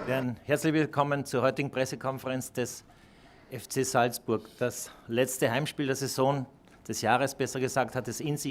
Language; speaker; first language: German; native; German